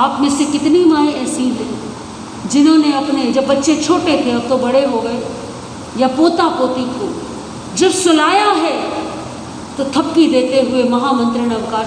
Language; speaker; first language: Hindi; native; Hindi